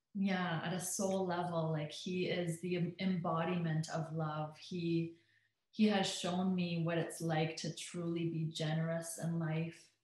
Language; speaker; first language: English; native; English